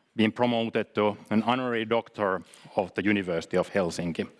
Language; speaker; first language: English; non-native, fluent; Finnish